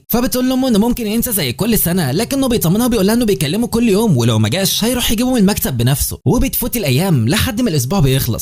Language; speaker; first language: Arabic; native; Arabic